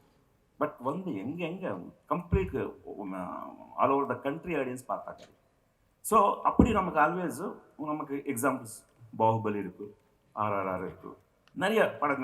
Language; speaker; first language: Tamil; non-native, local second language; Telugu